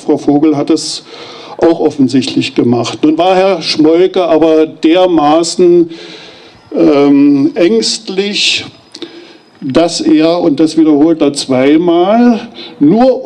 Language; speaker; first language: German; native; German